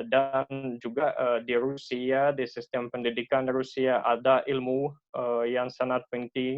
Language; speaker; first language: Indonesian; non-native, learner; Russian